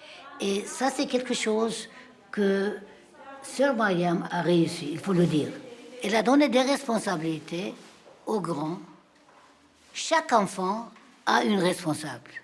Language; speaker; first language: French; non-native, fluent; Armenian